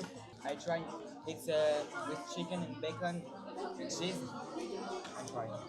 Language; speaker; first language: English; non-native, learner; French